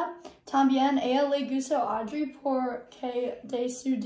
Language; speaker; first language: Spanish; non-native, learner; English